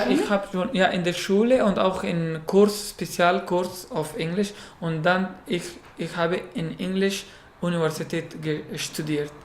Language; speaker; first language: German; non-native, learner; Pashto